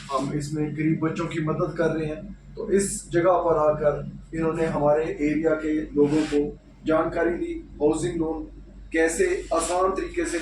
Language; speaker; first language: Hindi; non-native, local second language; Punjabi